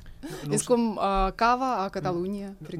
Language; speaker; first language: Catalan; non-native, fluent; Russian